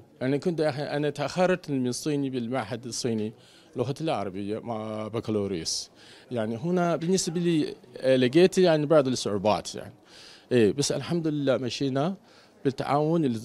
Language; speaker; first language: Arabic; non-native, fluent; Chinese